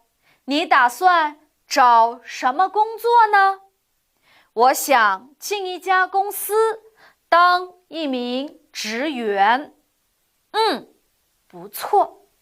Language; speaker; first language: Chinese; non-native, fluent; Uyghur